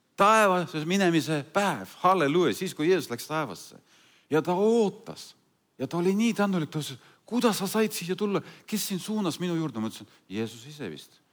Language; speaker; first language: Estonian; non-native, fluent; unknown